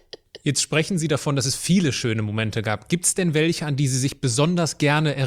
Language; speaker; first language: German; native; German